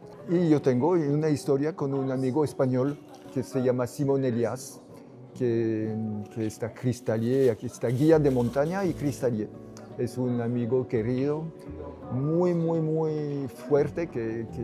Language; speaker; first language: Spanish; non-native, fluent; French